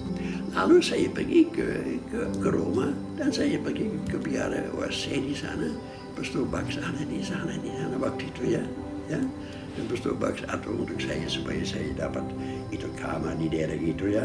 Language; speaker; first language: Indonesian; non-native, fluent; Dutch